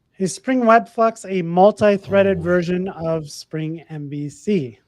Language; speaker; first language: English; native; English